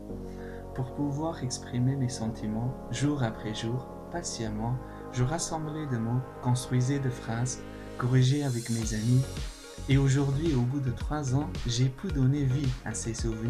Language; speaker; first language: French; non-native, fluent; Persian